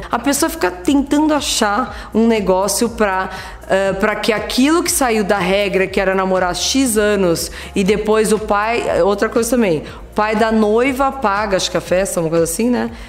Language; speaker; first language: Portuguese; native; Portuguese